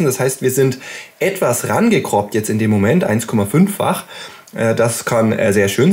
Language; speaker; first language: German; native; German